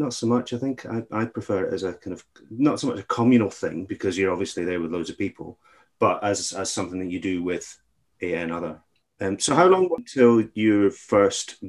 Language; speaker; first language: English; native; English